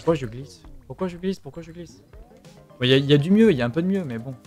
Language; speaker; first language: French; native; French